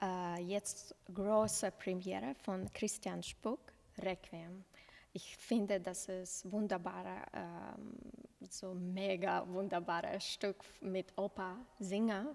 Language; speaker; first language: German; non-native, learner; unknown